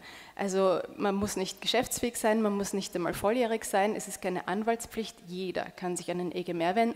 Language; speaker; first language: German; native; German